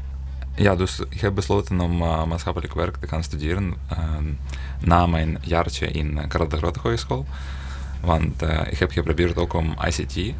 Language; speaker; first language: Dutch; non-native, fluent; Ukrainian